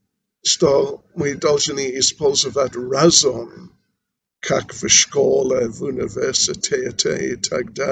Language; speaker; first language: Russian; non-native, learner; English